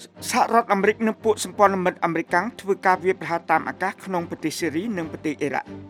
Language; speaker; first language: Khmer; native; Khmer